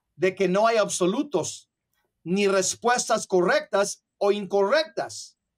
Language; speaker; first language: Spanish; early bilingual, other home language; English